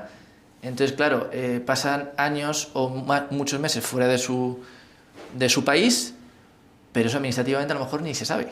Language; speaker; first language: Spanish; native; Spanish